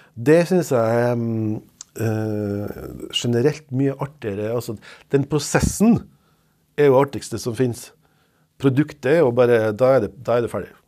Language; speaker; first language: Norwegian; non-native, fluent; Serbian